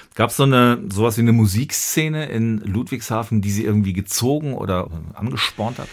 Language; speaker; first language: German; native; German